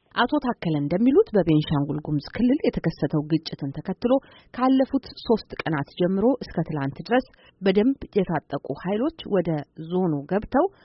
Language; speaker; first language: Amharic; native; Amharic